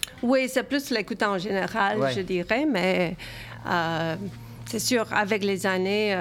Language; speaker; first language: French; early bilingual, other home language; Romanian